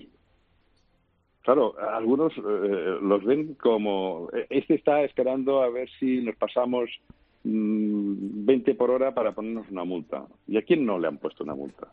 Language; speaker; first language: Spanish; non-native, local second language; Catalan